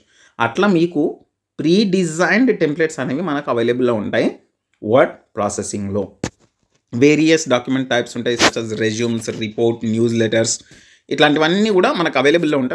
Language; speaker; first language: Telugu; native; Telugu